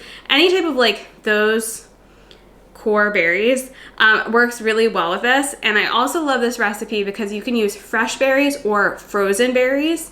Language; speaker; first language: English; native; English